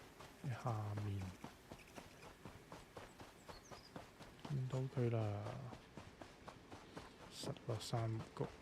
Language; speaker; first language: Chinese; native; Chinese